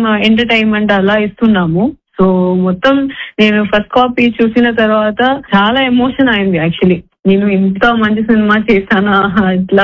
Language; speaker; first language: Telugu; non-native, fluent; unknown